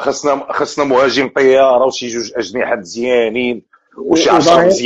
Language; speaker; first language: Arabic; native; Arabic